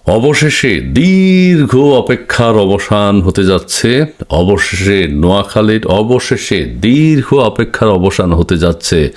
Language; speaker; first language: Bangla; native; Bangla